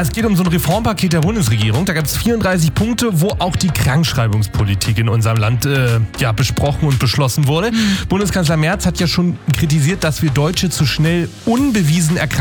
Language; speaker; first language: German; native; German